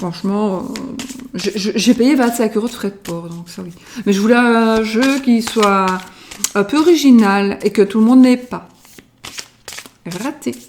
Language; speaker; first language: French; native; French